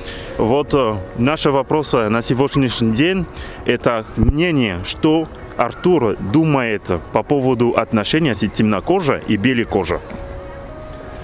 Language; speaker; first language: Russian; non-native, learner; French